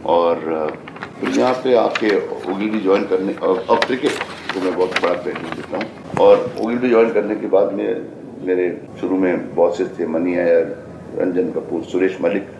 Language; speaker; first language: Hindi; native; Hindi